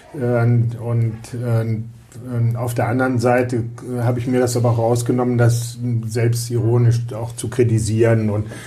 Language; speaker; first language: German; native; German